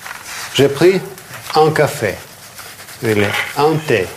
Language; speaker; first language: French; non-native, fluent; Russian